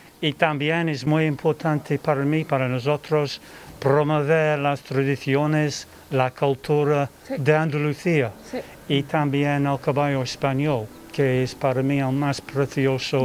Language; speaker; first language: Spanish; non-native, fluent; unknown